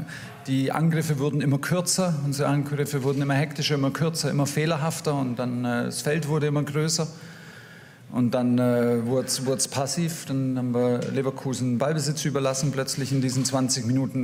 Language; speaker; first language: German; native; German